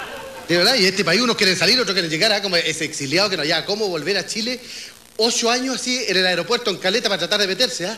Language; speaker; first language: Spanish; native; Spanish